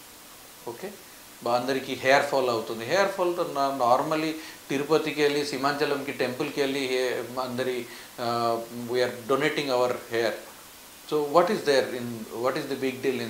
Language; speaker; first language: Telugu; non-native, fluent; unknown